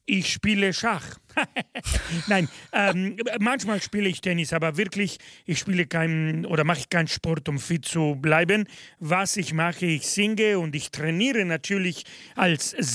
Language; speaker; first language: German; non-native, fluent; Spanish